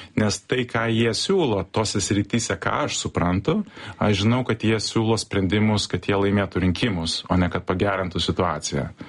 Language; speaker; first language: Lithuanian; early bilingual, heritage; Lithuanian